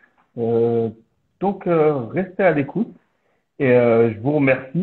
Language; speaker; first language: French; native; French